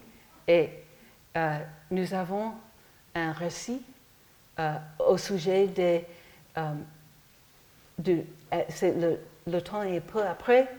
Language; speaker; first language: French; non-native, learner; English